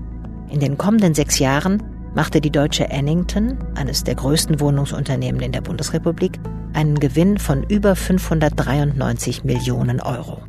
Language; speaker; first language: German; native; German